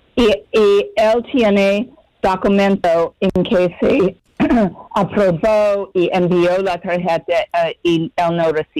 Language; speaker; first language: Spanish; non-native, fluent; English